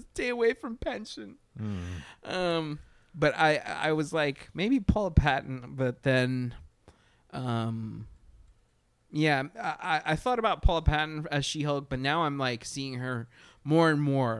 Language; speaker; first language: English; early bilingual, other home language; Spanish